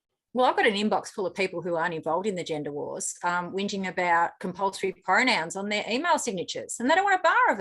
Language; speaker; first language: English; native; English